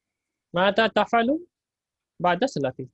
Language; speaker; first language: Arabic; non-native, fluent; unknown